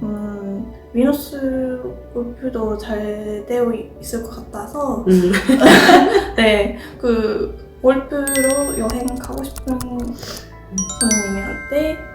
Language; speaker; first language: Korean; non-native, learner; Japanese